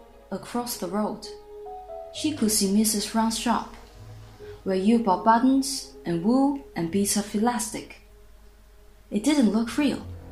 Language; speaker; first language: English; non-native, fluent; Chinese